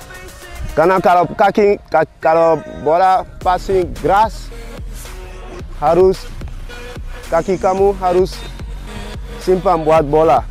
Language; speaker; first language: Indonesian; non-native, fluent; English